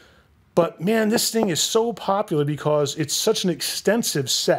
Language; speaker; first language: English; native; English